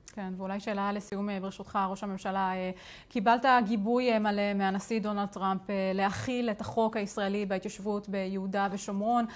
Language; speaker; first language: Hebrew; native; Hebrew